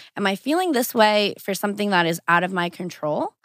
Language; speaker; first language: English; early bilingual, other home language; Portuguese